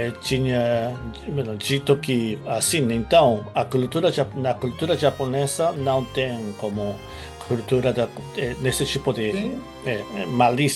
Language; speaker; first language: Portuguese; non-native, fluent; Japanese